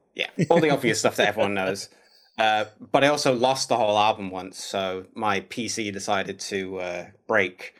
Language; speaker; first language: English; native; English